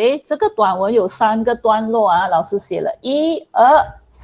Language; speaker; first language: Chinese; native; Chinese